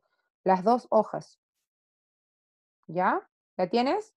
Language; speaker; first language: Spanish; native; Spanish